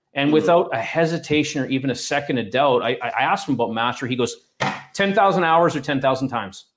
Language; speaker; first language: English; native; English